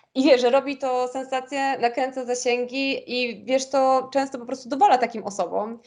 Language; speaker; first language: Polish; early bilingual, heritage; Polish